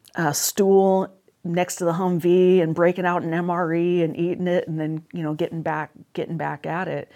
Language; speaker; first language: English; native; English